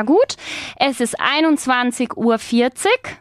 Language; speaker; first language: German; non-native, fluent; Spanish